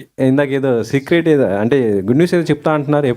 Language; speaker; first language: Telugu; native; Telugu